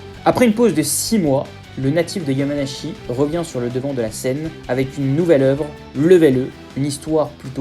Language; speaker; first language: French; native; French